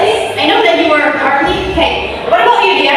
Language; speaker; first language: English; non-native, fluent; Indonesian